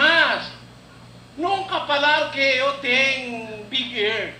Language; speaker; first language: Portuguese; non-native, learner; Filipino